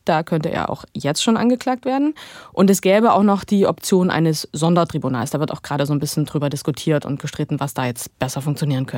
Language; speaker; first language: German; native; German